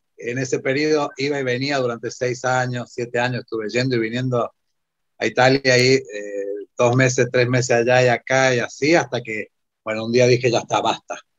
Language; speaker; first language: Spanish; non-native, fluent; Italian